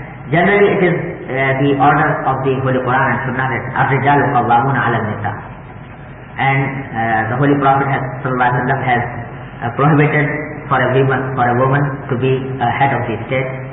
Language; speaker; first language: English; non-native, local second language; Urdu